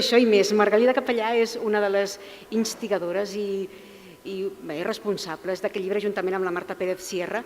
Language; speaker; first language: Catalan; native; Catalan